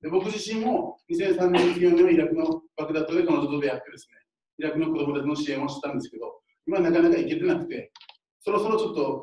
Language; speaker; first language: Japanese; native; Japanese